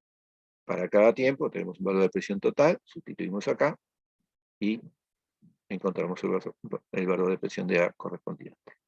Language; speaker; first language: Spanish; native; Spanish